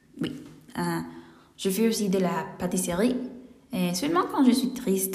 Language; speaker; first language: French; non-native, learner; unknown